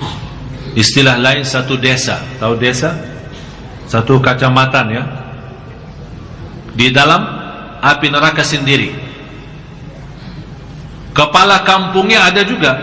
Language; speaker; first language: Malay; non-native, fluent; Arabic